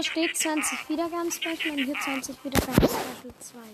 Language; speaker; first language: German; native; German